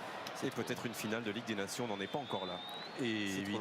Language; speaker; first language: French; native; French